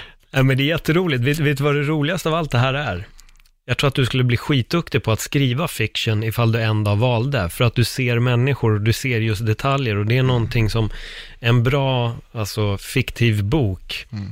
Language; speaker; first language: Swedish; native; Swedish